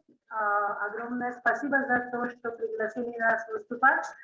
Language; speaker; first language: Russian; non-native, fluent; Marathi